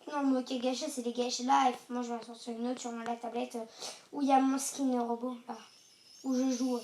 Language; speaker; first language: French; native; French